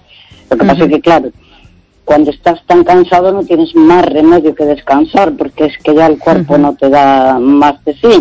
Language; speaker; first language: Spanish; native; Spanish